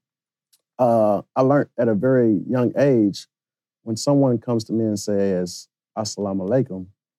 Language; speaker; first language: English; native; English